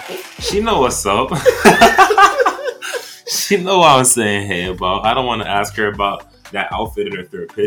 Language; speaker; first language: English; native; English